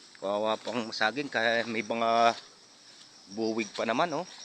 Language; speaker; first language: Filipino; native; Filipino